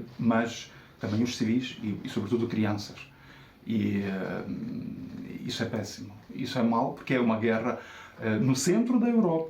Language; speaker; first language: Portuguese; non-native, fluent; Ukrainian